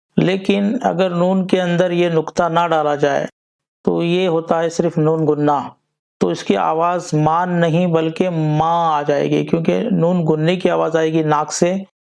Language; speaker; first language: Urdu; native; Urdu